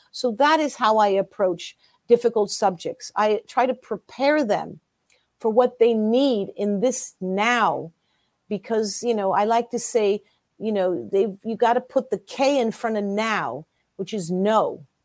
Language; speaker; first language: English; early bilingual, other home language; German